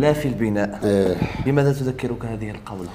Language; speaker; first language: Arabic; native; Arabic